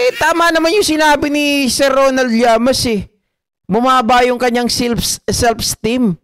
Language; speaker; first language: Filipino; native; Filipino